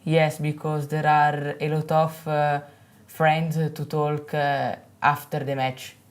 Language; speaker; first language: English; non-native, learner; Italian